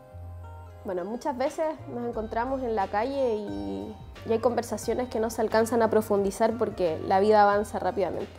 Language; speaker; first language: Spanish; native; Spanish